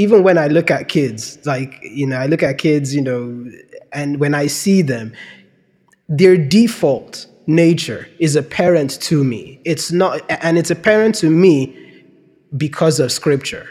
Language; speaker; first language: English; non-native, local second language; Yoruba